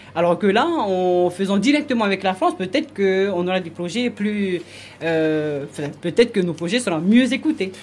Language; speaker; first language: French; native; French